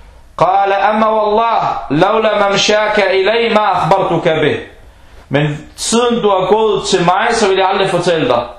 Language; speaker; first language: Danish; non-native, fluent; Arabic